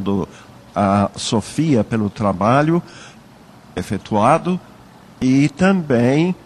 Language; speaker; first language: Portuguese; early bilingual, other home language; German